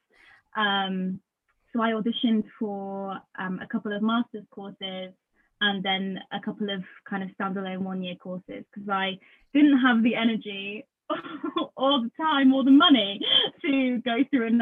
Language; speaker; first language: English; native; English